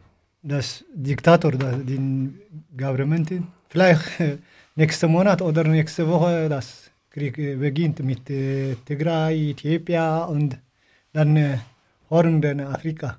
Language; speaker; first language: German; non-native, learner; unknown